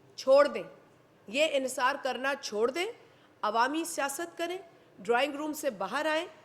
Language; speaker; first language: Urdu; non-native, local second language; Sindhi